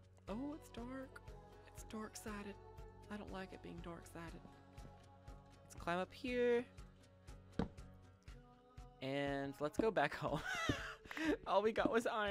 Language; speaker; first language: English; native; English